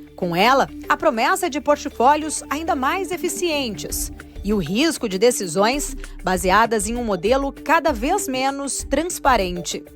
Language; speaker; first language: Portuguese; native; Portuguese